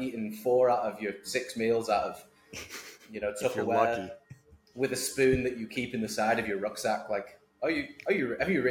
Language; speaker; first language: English; native; English